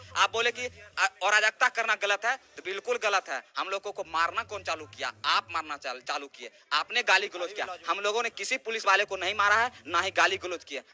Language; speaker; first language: Hindi; native; Hindi